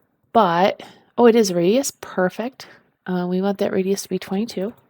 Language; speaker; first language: English; native; English